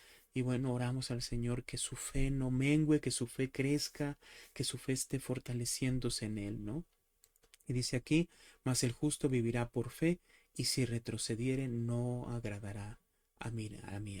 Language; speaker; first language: Spanish; native; Spanish